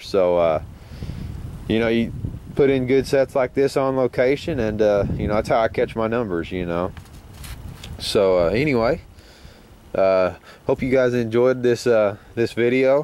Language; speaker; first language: English; native; English